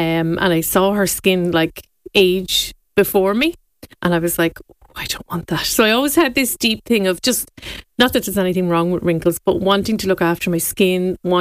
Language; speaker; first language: English; native; English